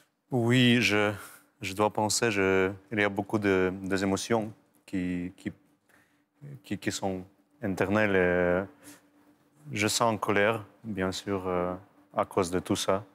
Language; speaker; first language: French; non-native, fluent; Ukrainian